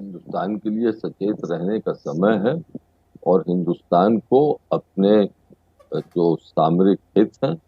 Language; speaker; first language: Hindi; native; Hindi